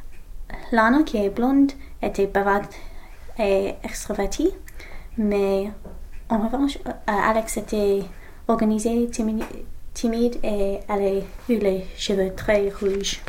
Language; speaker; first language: French; non-native, learner; English